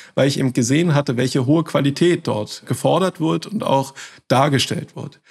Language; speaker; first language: German; native; German